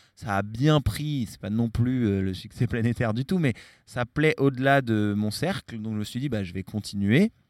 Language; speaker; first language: French; native; French